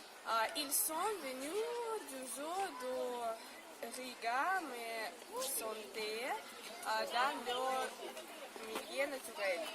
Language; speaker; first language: French; non-native, learner; Russian